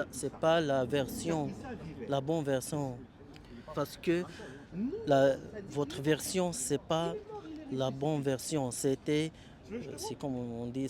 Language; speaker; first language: French; non-native, learner; Arabic